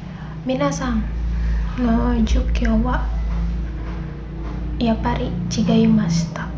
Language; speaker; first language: Japanese; non-native, learner; Indonesian